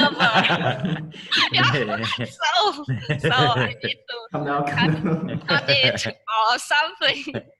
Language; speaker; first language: English; non-native, learner; Vietnamese